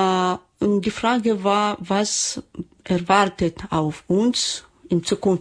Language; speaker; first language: German; non-native, learner; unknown